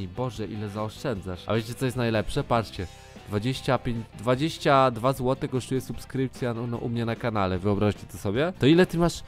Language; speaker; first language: Polish; native; Polish